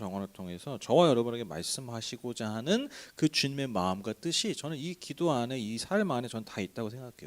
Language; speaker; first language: Korean; native; Korean